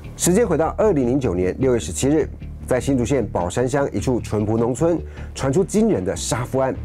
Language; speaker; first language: Chinese; native; Chinese